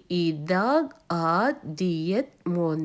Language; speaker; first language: Swedish; non-native, learner; Tamil